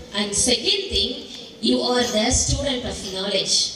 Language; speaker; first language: English; non-native, local second language; Tamil